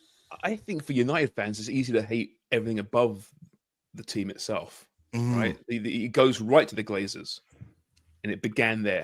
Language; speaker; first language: English; native; English